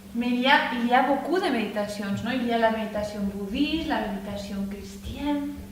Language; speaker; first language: French; non-native, learner; Spanish